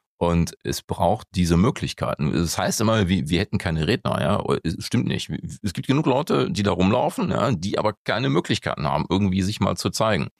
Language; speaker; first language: German; native; German